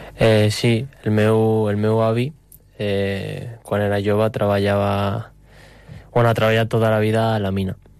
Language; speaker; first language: Catalan; non-native, local second language; Spanish